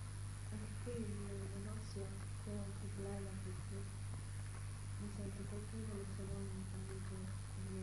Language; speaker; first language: Italian; early bilingual, heritage; Italian